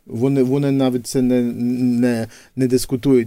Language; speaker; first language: Ukrainian; early bilingual, heritage; English